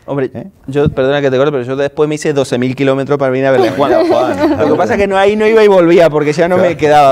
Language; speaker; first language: Spanish; native; Spanish